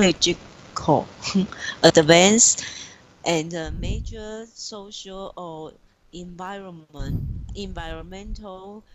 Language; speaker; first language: English; non-native, learner; Chinese